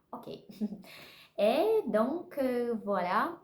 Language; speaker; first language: French; non-native, learner; Russian